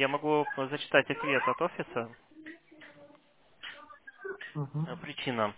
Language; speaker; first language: Russian; native; Russian